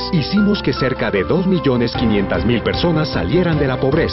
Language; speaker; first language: Spanish; native; Spanish